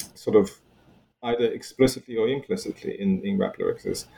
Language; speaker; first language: English; non-native, fluent; Chinese